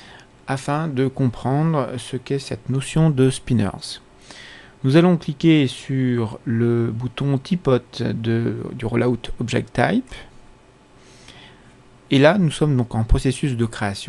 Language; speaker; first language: French; native; French